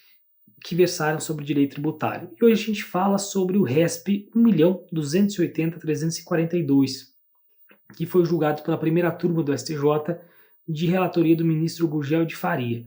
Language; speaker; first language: Portuguese; native; Portuguese